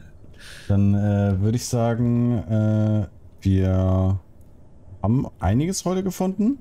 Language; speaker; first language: German; native; German